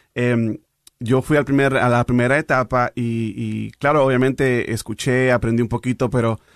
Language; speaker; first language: Spanish; native; Spanish